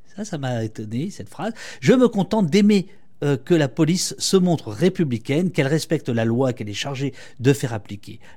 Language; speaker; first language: French; native; French